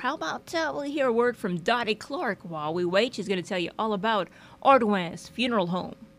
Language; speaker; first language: English; native; English